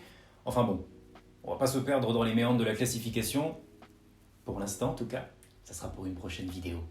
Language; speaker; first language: French; native; French